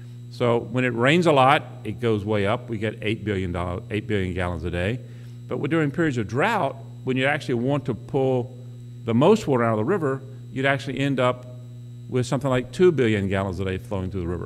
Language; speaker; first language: English; native; English